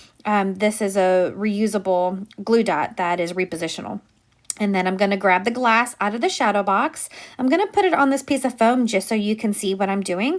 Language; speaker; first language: English; native; English